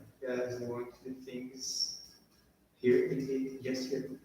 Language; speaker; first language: English; non-native, learner; Portuguese